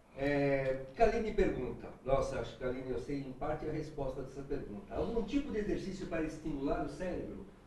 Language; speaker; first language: Portuguese; native; Portuguese